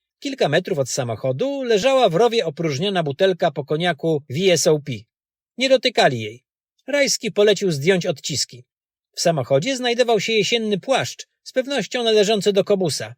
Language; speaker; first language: Polish; native; Polish